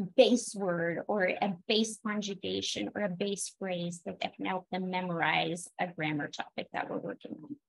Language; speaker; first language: English; native; English